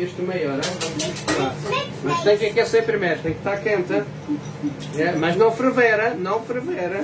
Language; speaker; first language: Portuguese; non-native, fluent; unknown